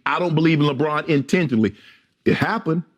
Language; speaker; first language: English; native; English